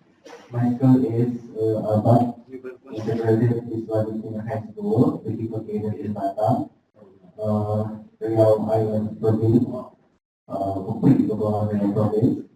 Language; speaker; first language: English; non-native, fluent; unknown